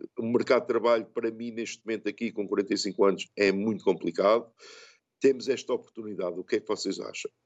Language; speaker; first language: Portuguese; early bilingual, heritage; Portuguese